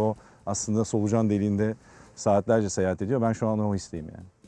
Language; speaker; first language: Turkish; native; Turkish